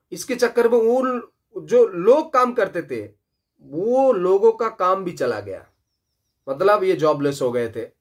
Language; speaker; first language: Hindi; non-native, local second language; Bangla